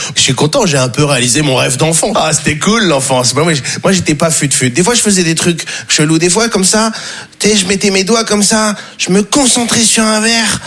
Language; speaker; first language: French; native; French